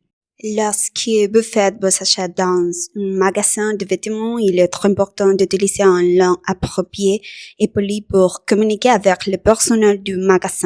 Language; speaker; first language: French; non-native, learner; Spanish